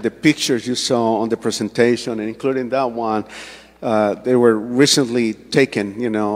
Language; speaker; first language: English; non-native, fluent; Spanish